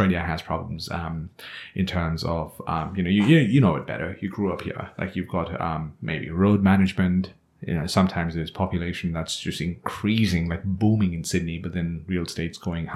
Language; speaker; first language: English; non-native, local second language; Nepali